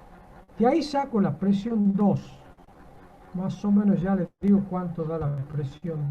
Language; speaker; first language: Spanish; native; Spanish